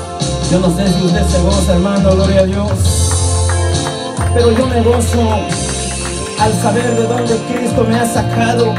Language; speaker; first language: Spanish; native; Spanish